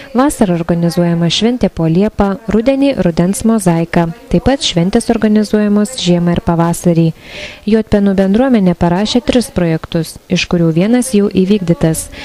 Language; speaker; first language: Lithuanian; native; Lithuanian